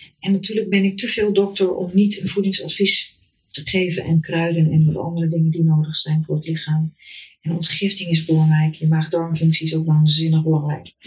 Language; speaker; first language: Dutch; native; Dutch